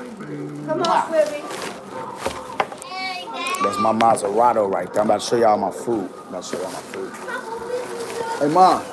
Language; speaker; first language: English; native; English